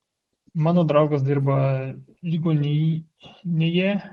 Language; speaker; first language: Lithuanian; non-native, learner; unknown